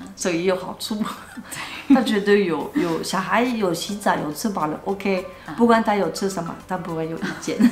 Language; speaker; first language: Chinese; non-native, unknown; French